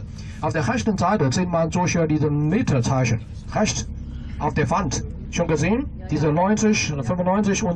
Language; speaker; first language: German; non-native, fluent; Chinese